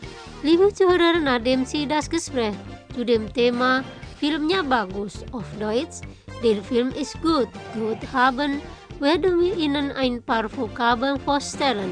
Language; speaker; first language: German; non-native, fluent; Indonesian